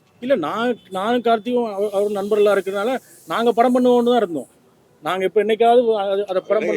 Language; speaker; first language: Tamil; native; Tamil